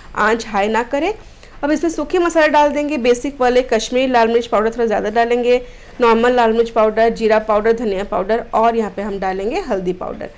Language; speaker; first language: Hindi; non-native, local second language; Odia